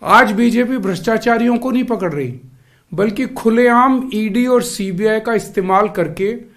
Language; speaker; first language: Hindi; native; Hindi